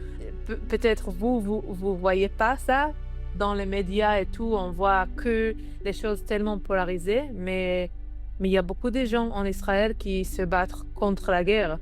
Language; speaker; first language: French; non-native, learner; Hebrew